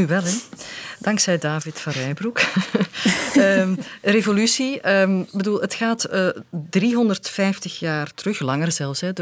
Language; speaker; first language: Dutch; native; Dutch